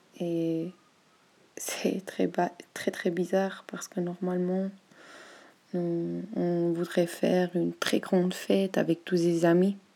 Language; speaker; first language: French; non-native, learner; German